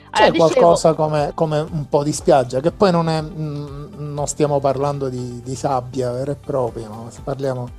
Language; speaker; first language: Italian; native; Italian